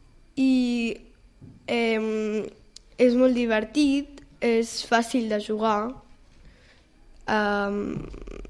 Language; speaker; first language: Catalan; non-native, local second language; Spanish